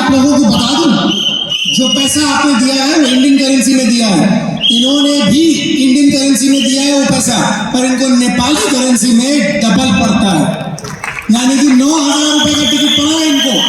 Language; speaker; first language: Hindi; native; Hindi